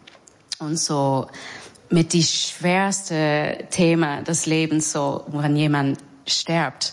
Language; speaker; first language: German; non-native, learner; English